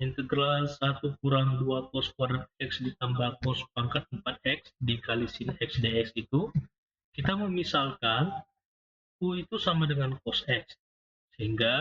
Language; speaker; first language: Indonesian; native; Indonesian